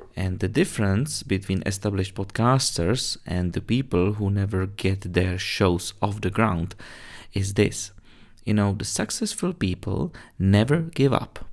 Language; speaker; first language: English; non-native, fluent; Czech